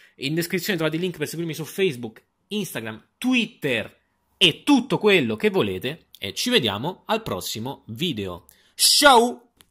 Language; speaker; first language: Italian; native; Italian